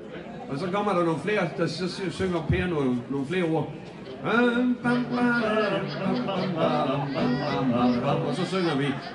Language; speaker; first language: Danish; native; Danish